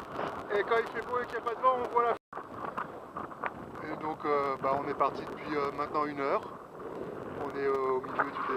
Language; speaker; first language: French; native; French